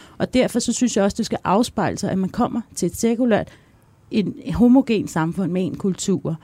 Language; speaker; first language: Danish; early bilingual, other home language; Persian